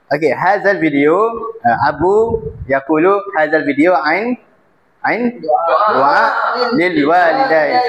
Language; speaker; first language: Arabic; non-native, learner; Malay